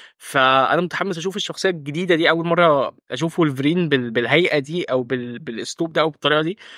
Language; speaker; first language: Arabic; native; Arabic